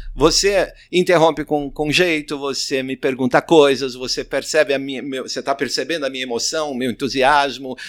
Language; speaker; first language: Portuguese; native; Portuguese